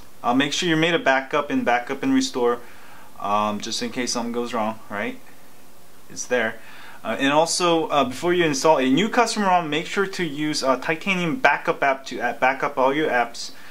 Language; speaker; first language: English; native; English